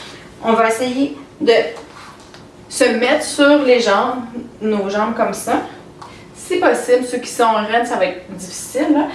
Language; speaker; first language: French; native; French